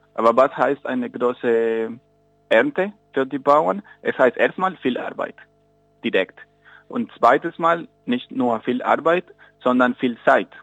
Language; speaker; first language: German; non-native, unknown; Spanish